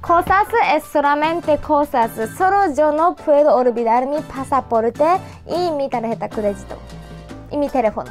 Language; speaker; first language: Spanish; non-native, learner; Japanese